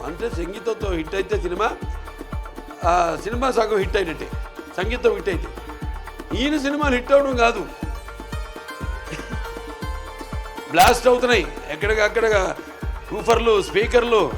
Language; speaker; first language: Telugu; native; Telugu